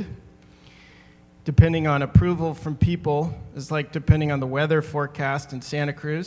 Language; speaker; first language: English; native; English